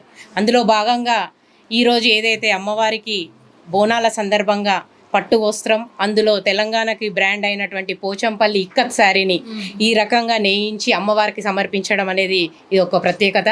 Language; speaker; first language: Telugu; native; Telugu